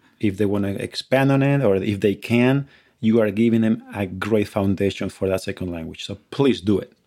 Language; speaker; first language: English; non-native, fluent; Spanish